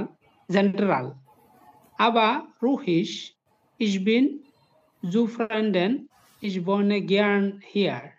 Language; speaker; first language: German; non-native, learner; Bangla